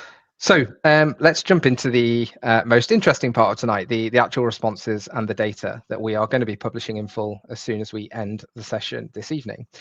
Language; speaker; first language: English; native; English